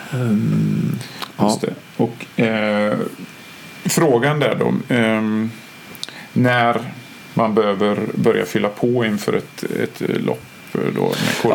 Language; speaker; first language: Swedish; native; Swedish